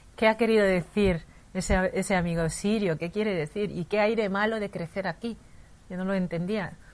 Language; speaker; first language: Spanish; non-native, fluent; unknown